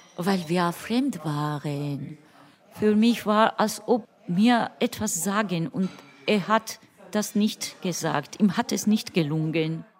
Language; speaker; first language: German; non-native, fluent; Georgian